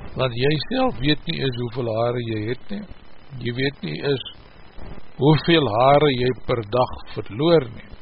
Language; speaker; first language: Afrikaans; native; Afrikaans